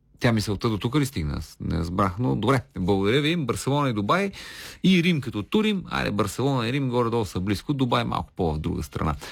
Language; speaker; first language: Bulgarian; native; Bulgarian